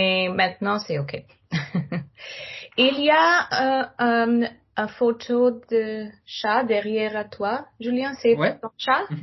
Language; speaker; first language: French; non-native, learner; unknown